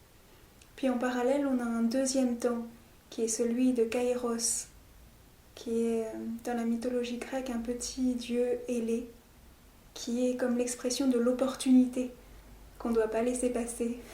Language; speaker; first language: French; native; French